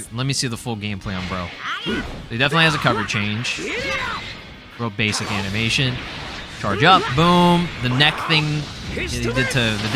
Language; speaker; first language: English; native; English